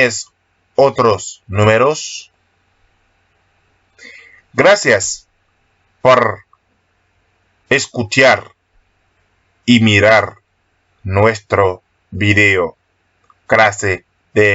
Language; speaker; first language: Spanish; non-native, learner; Haitian Creole